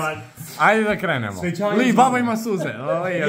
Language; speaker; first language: Serbian; native; Serbian